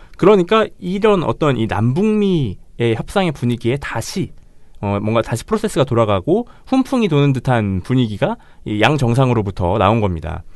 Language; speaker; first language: Korean; native; Korean